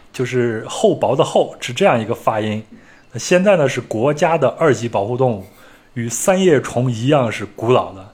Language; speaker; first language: Chinese; native; Chinese